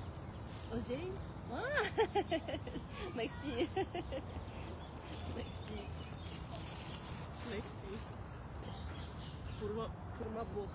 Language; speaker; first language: French; non-native, learner; Ukrainian